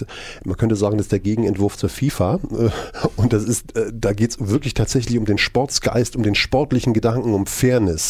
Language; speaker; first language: German; native; German